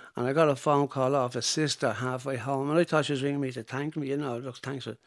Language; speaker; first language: English; native; English